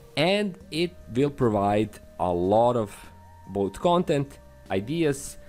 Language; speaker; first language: English; non-native, fluent; Serbian